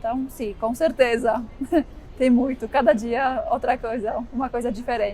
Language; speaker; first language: Portuguese; non-native, fluent; Polish